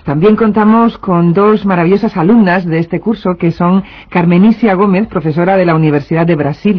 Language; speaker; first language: Spanish; native; Spanish